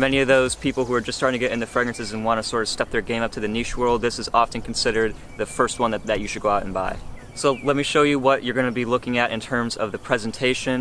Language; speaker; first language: English; native; English